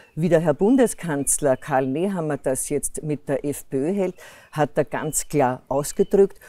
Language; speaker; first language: German; native; German